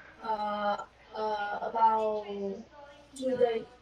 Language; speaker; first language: English; non-native, learner; Vietnamese